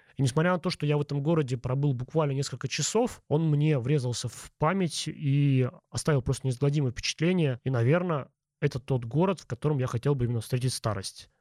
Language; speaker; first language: Russian; native; Russian